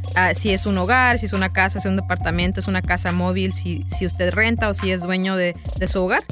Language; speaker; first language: Spanish; native; Spanish